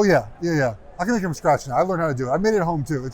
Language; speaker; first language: English; native; English